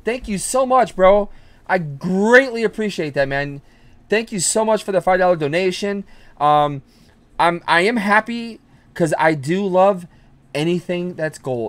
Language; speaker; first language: English; native; English